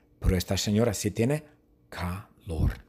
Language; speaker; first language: Spanish; non-native, fluent; English